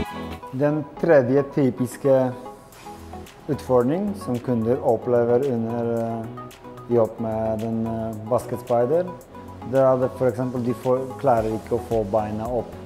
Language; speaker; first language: Norwegian; non-native, fluent; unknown